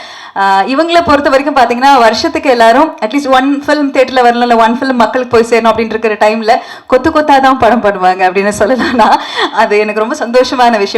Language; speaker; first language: Tamil; native; Tamil